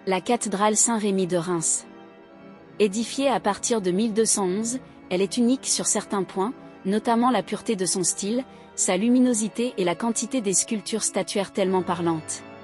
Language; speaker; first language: French; native; French